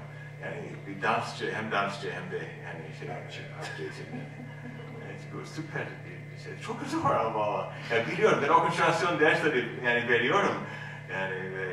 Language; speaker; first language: Turkish; non-native, learner; English